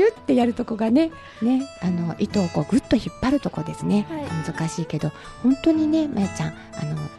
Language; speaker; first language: Japanese; native; Japanese